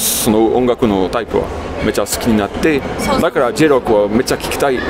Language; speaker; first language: Japanese; non-native, fluent; French